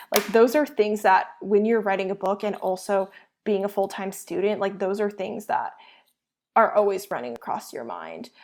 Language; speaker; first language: English; early bilingual, other home language; Chinese